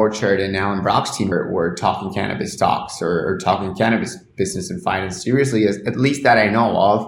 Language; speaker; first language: English; non-native, fluent; Spanish